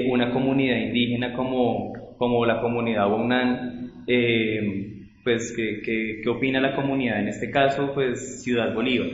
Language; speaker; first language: Spanish; native; Spanish